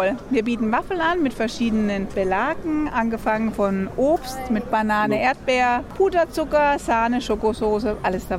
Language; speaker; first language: German; native; German